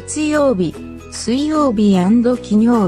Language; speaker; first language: Japanese; non-native, learner; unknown